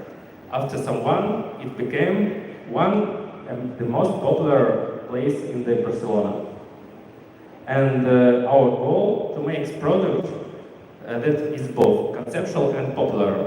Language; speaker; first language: English; non-native, learner; Russian